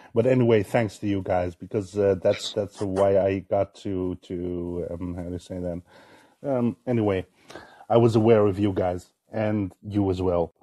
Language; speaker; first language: English; non-native, fluent; Dutch